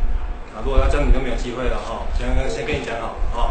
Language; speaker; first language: Chinese; native; Chinese